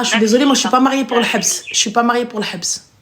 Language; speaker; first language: French; early bilingual, other home language; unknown